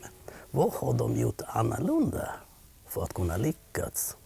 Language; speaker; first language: Swedish; non-native, fluent; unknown